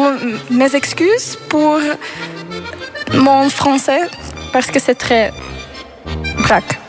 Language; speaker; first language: French; non-native, learner; Dutch